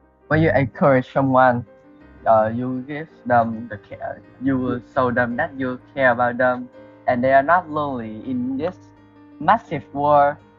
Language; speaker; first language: English; non-native, learner; Vietnamese